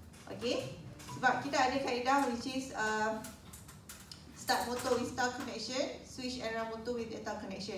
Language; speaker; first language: English; non-native, local second language; Malay